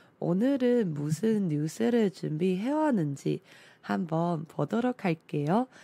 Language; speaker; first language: Korean; non-native, fluent; Chinese